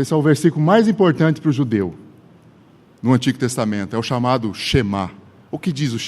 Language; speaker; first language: Portuguese; native; Portuguese